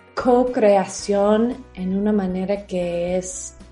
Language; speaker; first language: Spanish; non-native, fluent; English